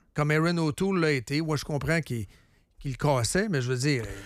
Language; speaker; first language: French; native; French